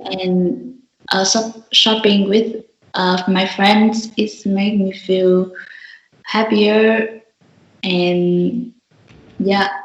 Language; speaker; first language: English; non-native, learner; Vietnamese